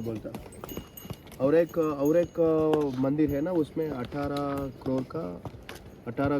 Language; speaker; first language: Hindi; non-native, local second language; Kannada